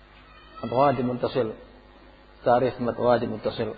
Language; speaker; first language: Arabic; non-native, fluent; Indonesian